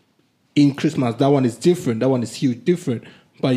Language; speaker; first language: English; non-native, local second language; Akan